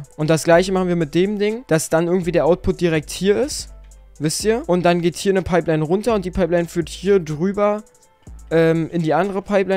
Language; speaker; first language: German; native; German